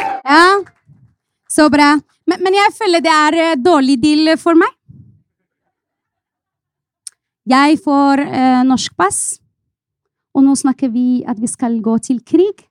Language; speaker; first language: Norwegian; non-native, fluent; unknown